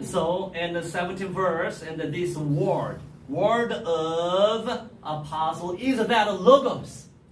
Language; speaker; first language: English; non-native, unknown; Korean